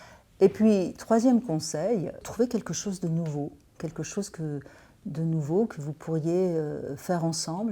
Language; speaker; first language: French; native; French